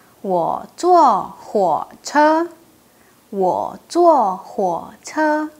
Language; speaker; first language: Chinese; non-native, fluent; Indonesian